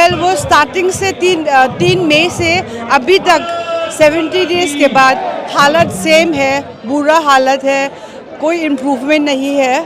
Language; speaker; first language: Hindi; non-native, local second language; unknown